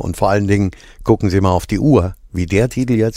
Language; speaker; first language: German; native; German